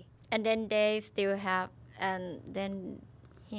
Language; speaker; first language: English; non-native, learner; Thai